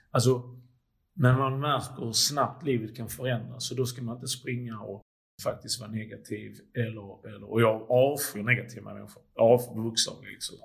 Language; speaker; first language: Swedish; early bilingual, other home language; Croatian